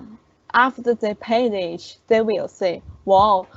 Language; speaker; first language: English; non-native, learner; Chinese